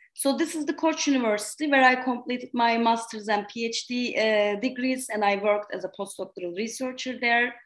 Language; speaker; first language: English; non-native, fluent; Turkish